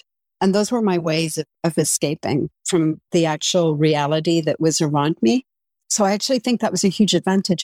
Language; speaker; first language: English; native; English